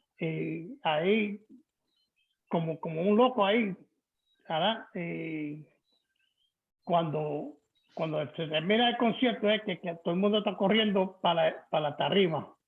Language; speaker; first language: Spanish; early bilingual, heritage; Spanish